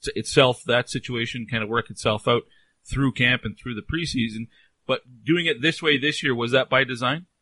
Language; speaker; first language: English; native; English